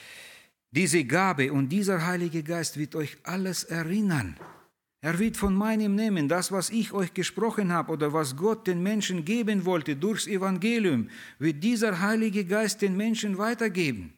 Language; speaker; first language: German; early bilingual, heritage; German